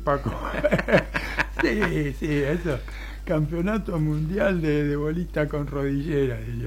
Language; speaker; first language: Spanish; native; Spanish